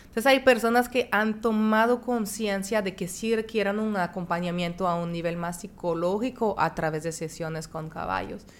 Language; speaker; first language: Spanish; non-native, fluent; French